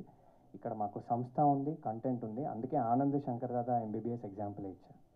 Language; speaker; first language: Telugu; native; Telugu